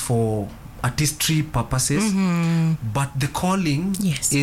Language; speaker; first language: English; non-native, local second language; Kikuyu